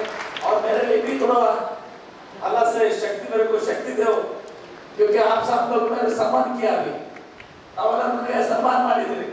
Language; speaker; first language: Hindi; non-native, local second language; Kannada